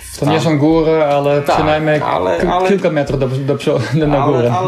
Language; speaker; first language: Polish; non-native, learner; Dutch